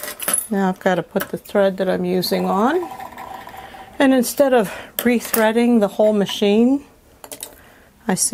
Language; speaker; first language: English; native; English